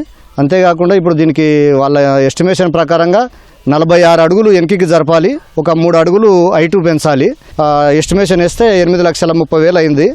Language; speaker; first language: Telugu; native; Telugu